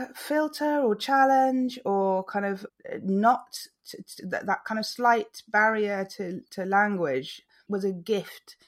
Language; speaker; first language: English; native; English